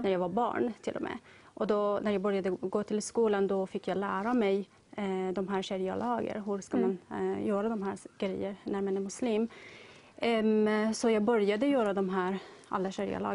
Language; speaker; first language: Swedish; non-native, learner; Persian